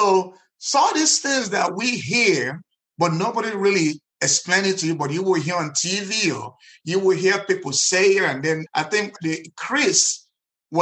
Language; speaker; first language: English; non-native, local second language; Igbo